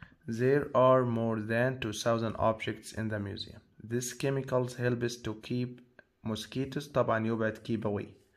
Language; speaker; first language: English; non-native, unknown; Arabic